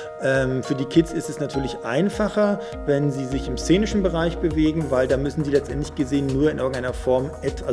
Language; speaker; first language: German; native; German